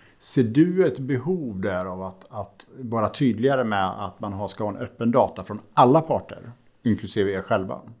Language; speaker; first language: Swedish; native; Swedish